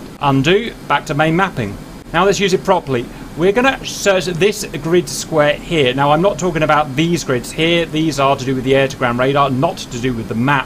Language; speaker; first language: English; native; English